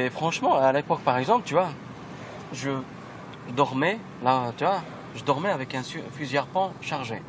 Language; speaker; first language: French; non-native, local second language; Kabyle